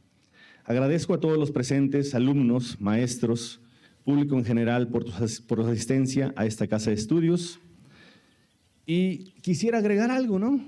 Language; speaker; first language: Spanish; native; Spanish